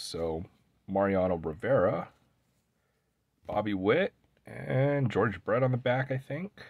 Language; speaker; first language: English; native; English